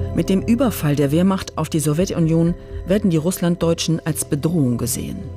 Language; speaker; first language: German; native; German